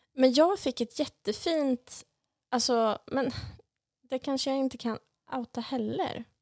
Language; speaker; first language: Swedish; native; Swedish